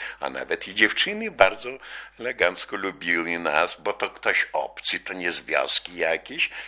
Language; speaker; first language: Polish; native; Polish